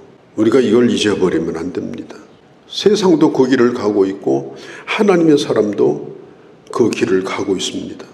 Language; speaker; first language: Korean; native; Korean